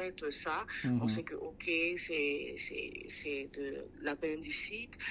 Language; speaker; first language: French; non-native, local second language; Sango